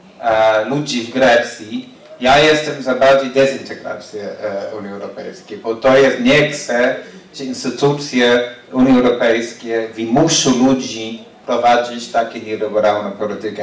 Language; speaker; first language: Polish; non-native, fluent; English